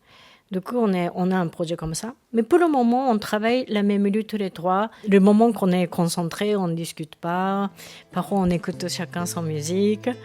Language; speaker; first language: French; non-native, learner; Japanese